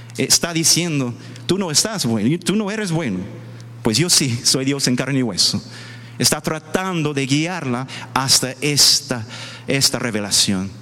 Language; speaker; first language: Spanish; non-native, fluent; English